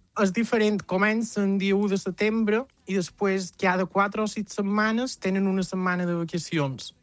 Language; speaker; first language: Catalan; native; Catalan